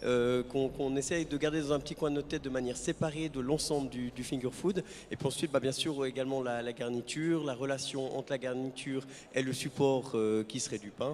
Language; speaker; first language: French; native; French